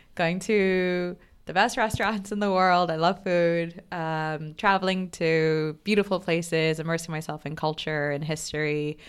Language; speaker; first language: English; non-native, local second language; Bangla